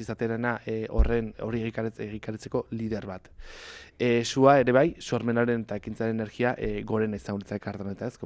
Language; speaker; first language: Basque; native; Basque